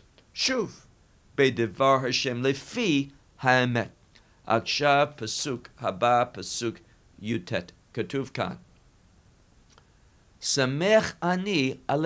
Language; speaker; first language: Hebrew; non-native, fluent; English